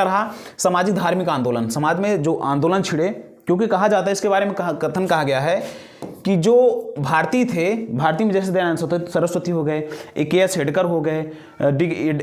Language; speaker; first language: Hindi; native; Hindi